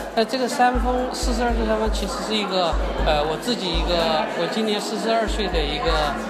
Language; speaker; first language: Chinese; native; Chinese